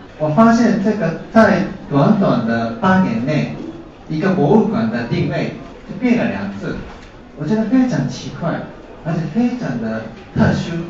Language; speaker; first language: Chinese; non-native, fluent; Japanese